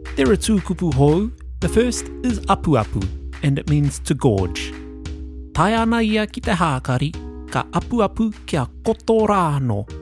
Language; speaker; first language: Māori; non-native, local second language; English